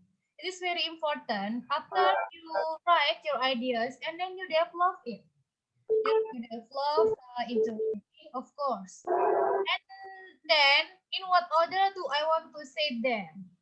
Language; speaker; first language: English; non-native, fluent; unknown